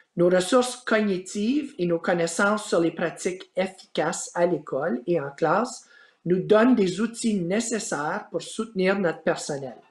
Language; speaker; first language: French; native; French